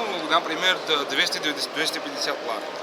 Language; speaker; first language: Russian; non-native, fluent; Georgian